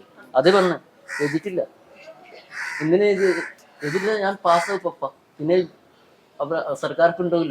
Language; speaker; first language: Malayalam; non-native, local second language; Hindi